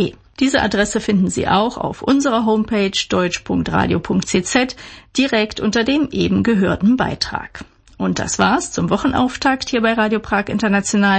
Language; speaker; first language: German; native; German